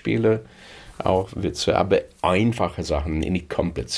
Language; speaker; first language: German; non-native, fluent; English